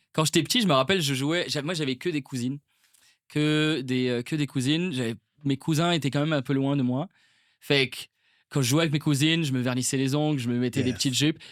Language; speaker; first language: French; non-native, local second language; Arabic